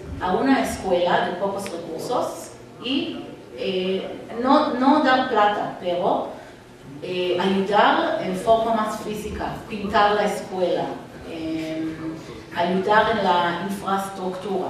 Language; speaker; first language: Spanish; non-native, fluent; Hebrew